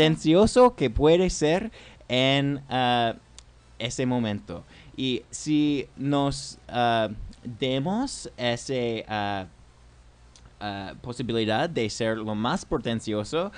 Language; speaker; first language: Spanish; non-native, learner; English